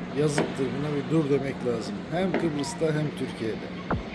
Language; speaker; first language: Turkish; native; Turkish